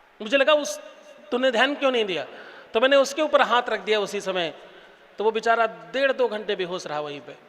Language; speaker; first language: Hindi; native; Hindi